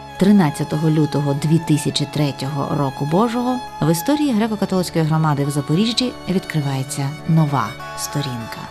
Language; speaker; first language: Ukrainian; native; Ukrainian